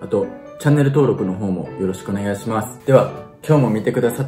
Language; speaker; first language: Japanese; native; Japanese